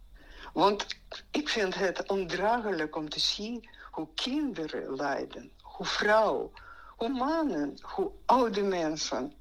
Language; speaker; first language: Dutch; non-native, fluent; Russian